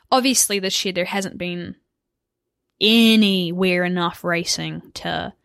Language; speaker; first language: English; native; English